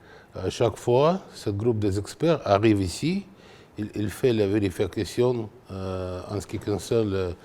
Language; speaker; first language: French; non-native, fluent; Russian